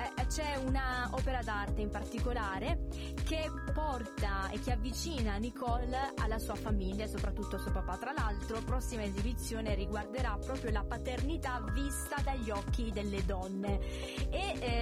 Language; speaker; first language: Italian; native; Italian